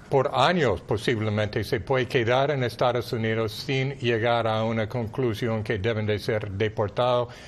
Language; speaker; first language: Spanish; non-native, fluent; English